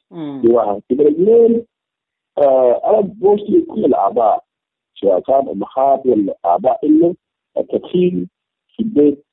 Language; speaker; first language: Arabic; native; Arabic